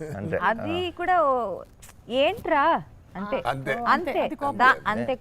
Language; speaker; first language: Telugu; non-native, learner; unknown